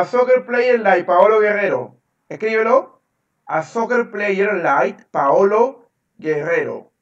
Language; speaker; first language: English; non-native, fluent; Spanish